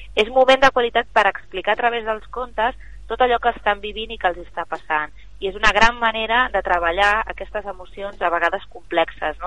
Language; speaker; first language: Catalan; native; Catalan